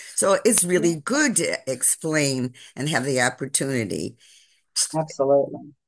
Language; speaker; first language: English; native; English